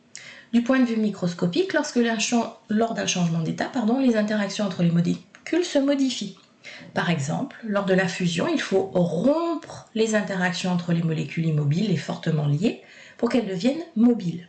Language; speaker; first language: French; native; French